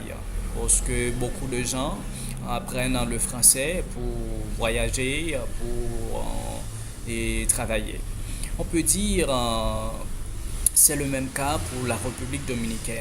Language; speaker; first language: French; non-native, fluent; Spanish